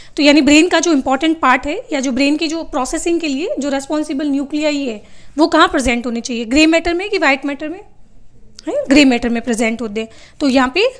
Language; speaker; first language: Hindi; native; Hindi